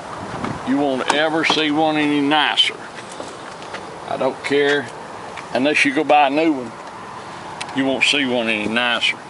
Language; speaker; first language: English; native; English